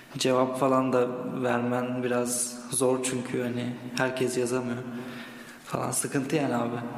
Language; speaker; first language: Turkish; native; Turkish